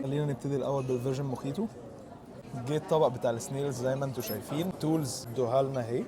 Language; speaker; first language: Arabic; native; Arabic